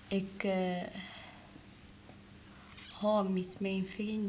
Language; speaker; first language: Dutch; non-native, learner; Arabic